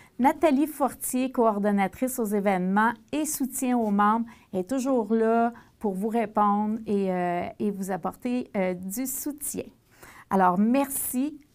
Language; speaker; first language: French; native; French